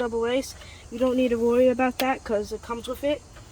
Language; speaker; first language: English; native; English